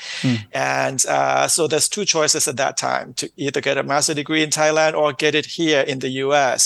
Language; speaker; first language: English; non-native, fluent; Thai